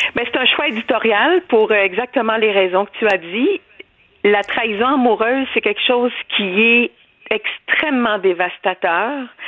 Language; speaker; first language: French; native; French